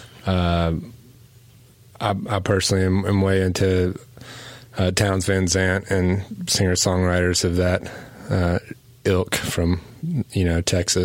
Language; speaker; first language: English; native; English